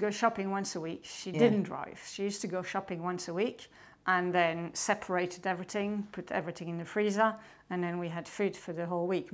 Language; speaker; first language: English; non-native, fluent; French